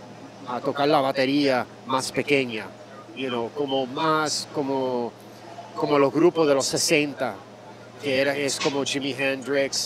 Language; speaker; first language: Spanish; early bilingual, heritage; Spanish